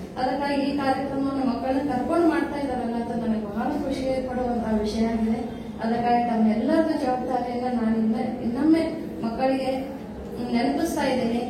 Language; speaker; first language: Kannada; native; Kannada